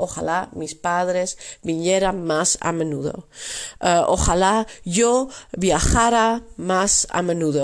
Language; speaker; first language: Spanish; non-native, fluent; Dutch